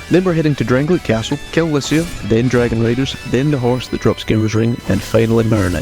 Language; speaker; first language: English; native; English